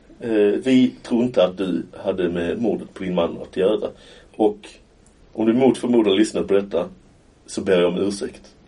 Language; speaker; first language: Swedish; native; Swedish